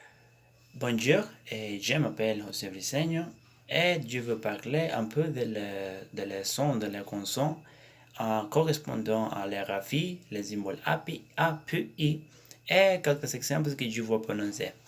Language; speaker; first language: French; non-native, learner; Spanish